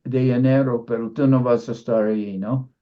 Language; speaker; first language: Spanish; non-native, fluent; English